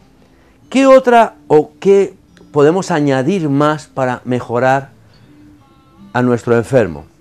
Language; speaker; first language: Spanish; native; Spanish